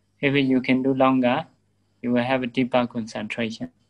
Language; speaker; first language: English; non-native, learner; Burmese